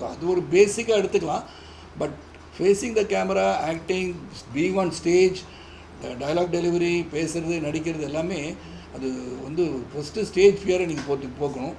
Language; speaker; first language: Tamil; native; Tamil